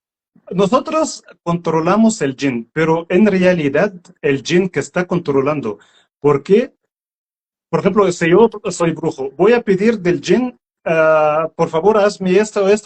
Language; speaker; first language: Spanish; non-native, learner; Arabic